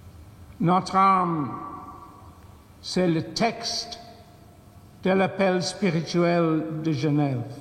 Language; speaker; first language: French; non-native, fluent; English